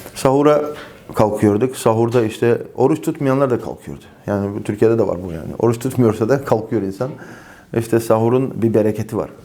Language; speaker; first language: Turkish; non-native, fluent; Avaric